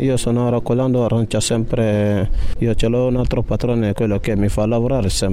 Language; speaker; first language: Italian; non-native, learner; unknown